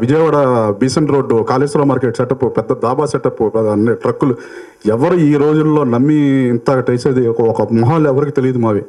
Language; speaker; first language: Telugu; native; Telugu